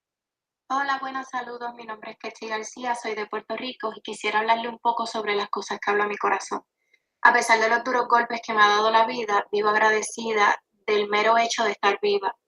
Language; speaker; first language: Spanish; native; Spanish